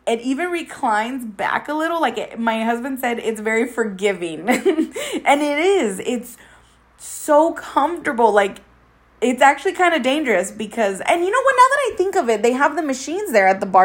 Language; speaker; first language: English; early bilingual, other home language; Spanish